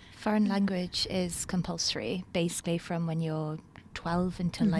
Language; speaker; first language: English; non-native, local second language; Welsh